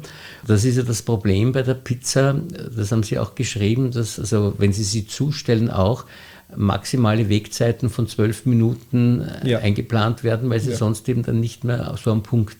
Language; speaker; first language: German; native; German